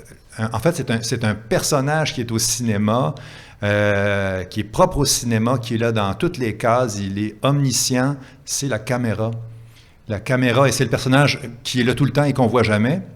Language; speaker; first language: French; native; French